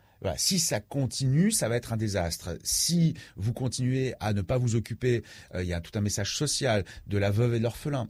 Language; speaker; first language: French; native; French